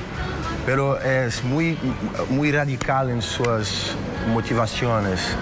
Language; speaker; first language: Spanish; non-native, fluent; Portuguese